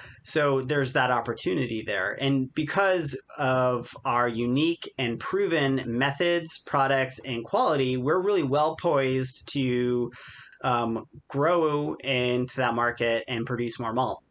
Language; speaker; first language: English; native; English